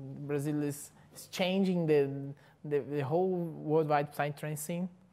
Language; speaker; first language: English; non-native, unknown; Portuguese